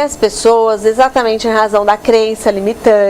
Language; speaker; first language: Portuguese; native; Portuguese